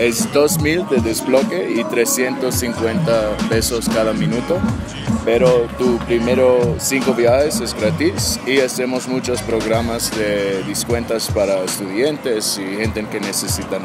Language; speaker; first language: Spanish; non-native, learner; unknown